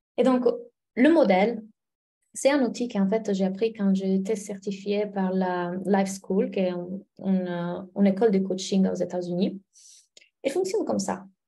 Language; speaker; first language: French; non-native, fluent; Italian